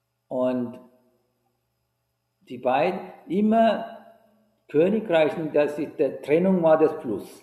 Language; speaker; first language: German; non-native, fluent; Sinhala